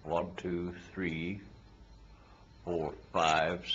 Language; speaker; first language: English; native; English